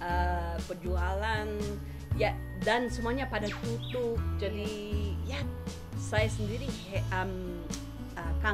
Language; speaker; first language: Indonesian; non-native, fluent; English